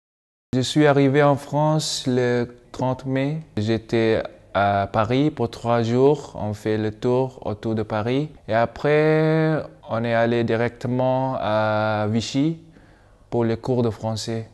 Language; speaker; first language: French; non-native, learner; Malay